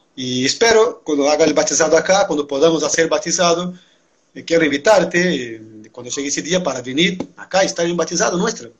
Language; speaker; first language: Spanish; non-native, fluent; Portuguese